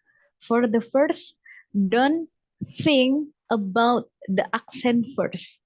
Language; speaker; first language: English; non-native, fluent; Javanese